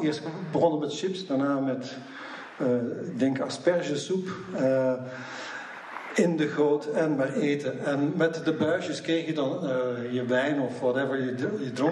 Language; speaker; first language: Dutch; early bilingual, other home language; English